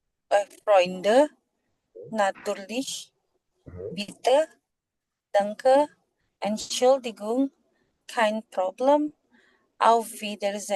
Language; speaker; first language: German; non-native, learner; Indonesian